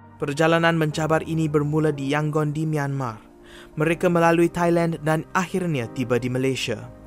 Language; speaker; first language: Malay; native; Malay